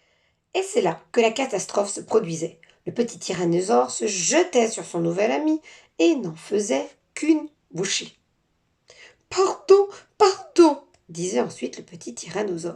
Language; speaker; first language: French; native; French